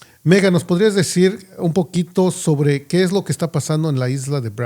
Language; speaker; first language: Spanish; native; Spanish